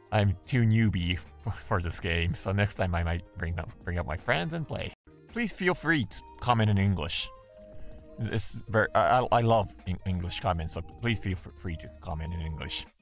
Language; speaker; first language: English; non-native, learner; Japanese